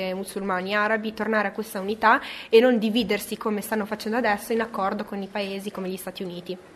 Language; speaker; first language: Italian; native; Italian